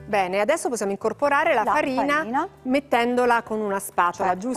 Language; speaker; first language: Italian; native; Italian